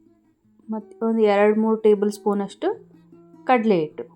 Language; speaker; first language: Kannada; native; Kannada